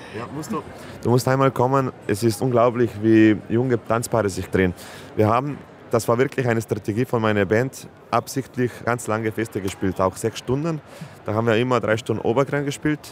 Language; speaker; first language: German; non-native, fluent; Slovenian